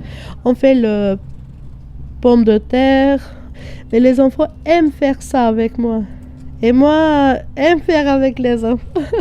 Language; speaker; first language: French; non-native, learner; Albanian